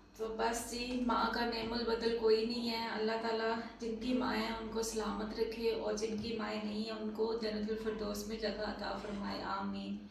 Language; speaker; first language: Urdu; non-native, local second language; Punjabi